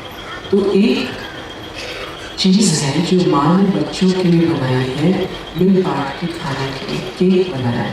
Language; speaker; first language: Hindi; native; Hindi